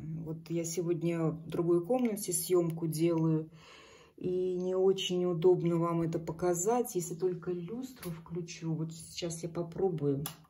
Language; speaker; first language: Russian; native; Russian